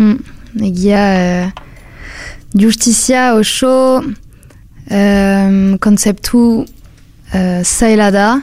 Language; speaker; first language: Basque; non-native, local second language; French